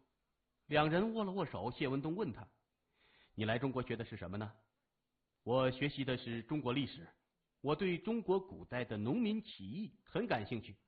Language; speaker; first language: Chinese; native; Chinese